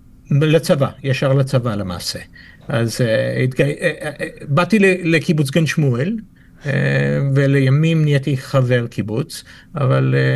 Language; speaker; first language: Hebrew; non-native, fluent; English